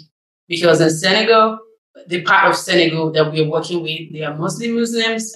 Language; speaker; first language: English; non-native, local second language; Igbo